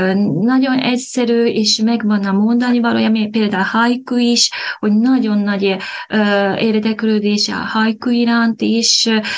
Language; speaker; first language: Hungarian; non-native, fluent; Japanese